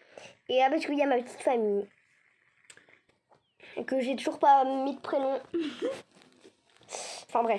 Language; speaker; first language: French; native; French